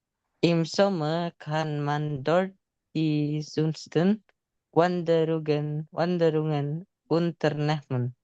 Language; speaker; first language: German; non-native, learner; Indonesian